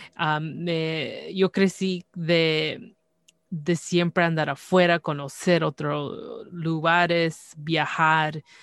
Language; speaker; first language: Spanish; early bilingual, heritage; Spanish